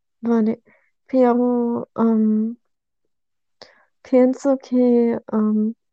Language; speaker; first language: Spanish; non-native, learner; German